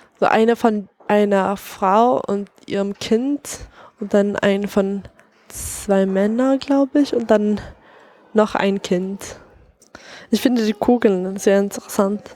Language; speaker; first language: German; non-native, fluent; Swedish